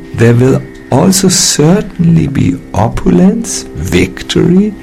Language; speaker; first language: English; non-native, fluent; German